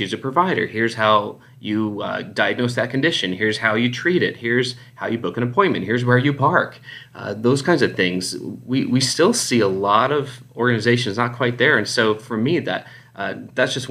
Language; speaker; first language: English; native; English